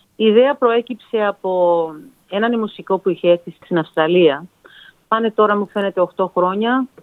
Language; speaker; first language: Greek; early bilingual, heritage; Greek